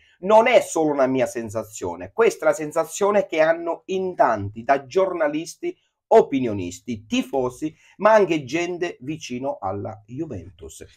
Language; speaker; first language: Italian; native; Italian